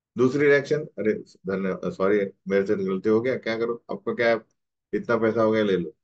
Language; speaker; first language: Hindi; non-native, local second language; Marathi